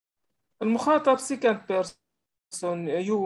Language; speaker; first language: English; non-native, learner; Arabic